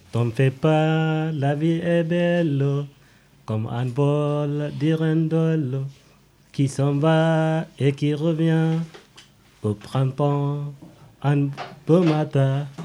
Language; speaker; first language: French; non-native, learner; Arabic